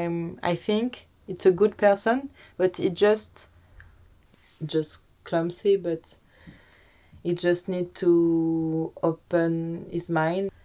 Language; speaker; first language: English; non-native, learner; French